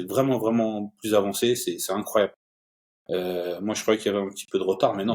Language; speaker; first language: French; early bilingual, other home language; Turkish